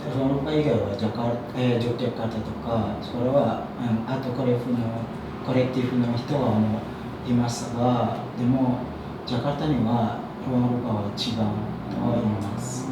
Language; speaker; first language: Japanese; non-native, fluent; Indonesian